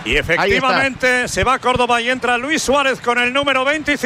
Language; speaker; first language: Spanish; native; Spanish